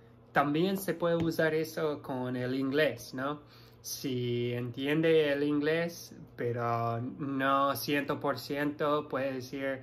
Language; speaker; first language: Spanish; non-native, fluent; English